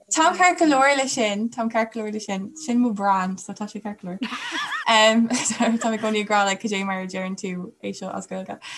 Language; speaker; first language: Irish; non-native, local second language; English